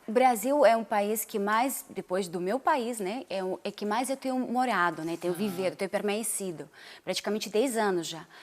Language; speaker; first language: Portuguese; non-native, fluent; Russian